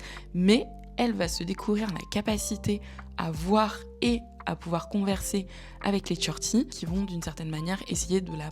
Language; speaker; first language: French; native; French